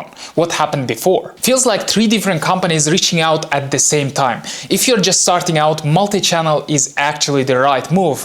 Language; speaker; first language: English; non-native, fluent; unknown